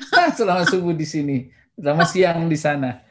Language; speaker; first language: Indonesian; non-native, local second language; Sundanese